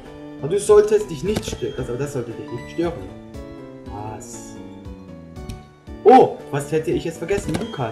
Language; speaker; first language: German; native; German